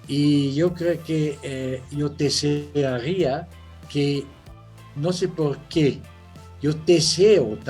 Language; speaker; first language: Spanish; non-native, fluent; German